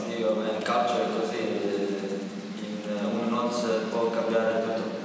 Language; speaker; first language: Italian; non-native, learner; Croatian